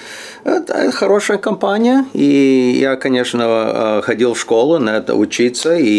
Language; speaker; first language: Russian; early bilingual, heritage; Russian